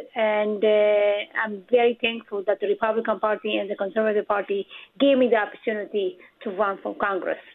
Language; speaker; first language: English; non-native, fluent; Amharic